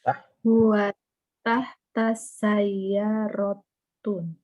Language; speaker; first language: Arabic; non-native, learner; Indonesian